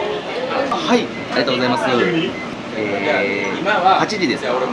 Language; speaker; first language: Japanese; native; Japanese